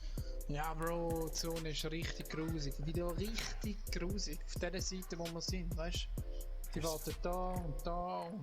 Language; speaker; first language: German; native; German